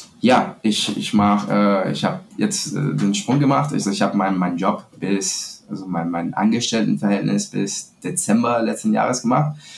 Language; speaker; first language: German; non-native, fluent; Spanish